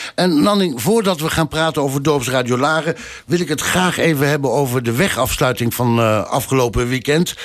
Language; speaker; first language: Dutch; native; Dutch